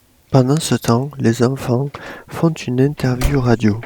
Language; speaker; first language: French; native; French